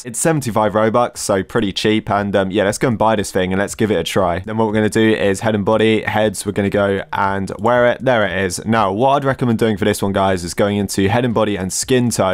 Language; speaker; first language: English; native; English